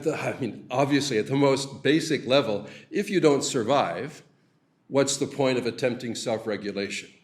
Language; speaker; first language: English; native; English